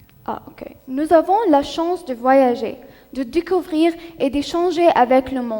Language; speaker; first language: French; non-native, learner; Arabic